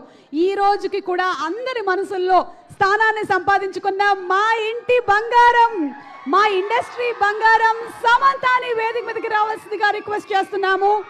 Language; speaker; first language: Telugu; native; Telugu